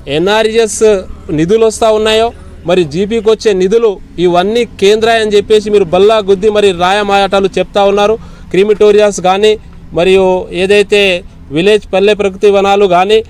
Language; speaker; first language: Telugu; non-native, local second language; Lambadi